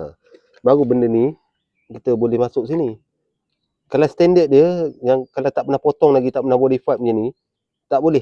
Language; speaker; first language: Malay; native; Malay